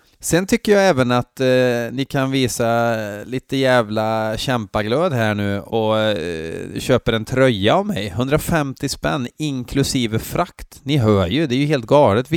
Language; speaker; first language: Swedish; native; Swedish